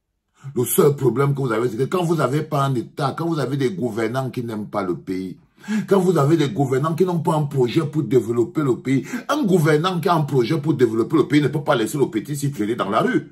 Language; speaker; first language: French; native; French